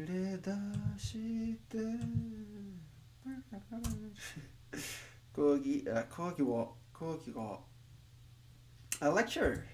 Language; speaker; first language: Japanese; non-native, learner; English